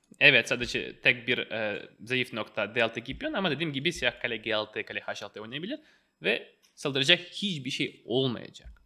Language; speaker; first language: Turkish; non-native, fluent; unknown